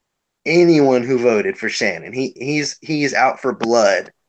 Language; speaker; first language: English; native; English